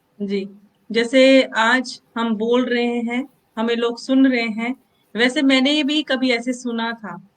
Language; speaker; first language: Hindi; non-native, local second language; Punjabi